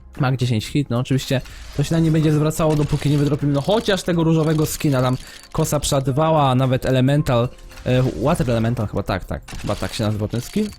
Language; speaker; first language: Polish; native; Polish